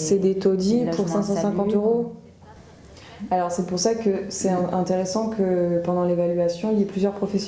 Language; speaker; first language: French; native; French